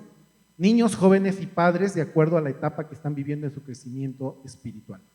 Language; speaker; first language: Spanish; native; Spanish